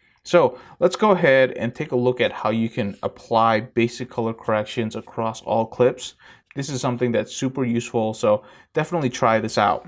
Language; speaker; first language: English; native; English